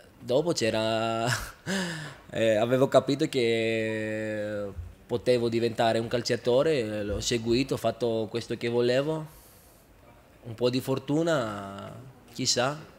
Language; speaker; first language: Italian; non-native, fluent; Greek